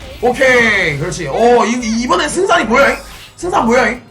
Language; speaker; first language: Korean; native; Korean